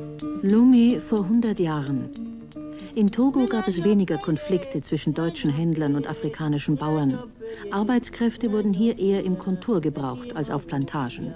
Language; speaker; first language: German; native; German